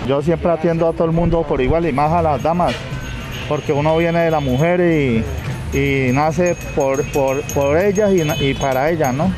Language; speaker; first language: Spanish; native; Spanish